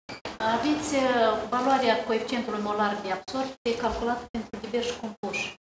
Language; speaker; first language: Romanian; native; Romanian